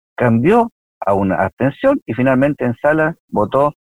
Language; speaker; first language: Spanish; native; Spanish